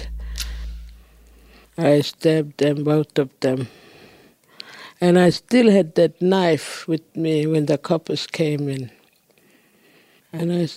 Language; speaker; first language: English; non-native, local second language; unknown